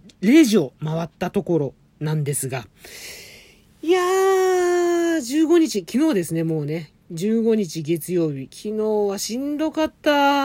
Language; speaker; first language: Japanese; native; Japanese